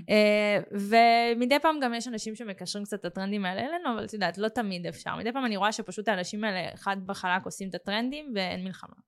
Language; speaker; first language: Hebrew; native; Hebrew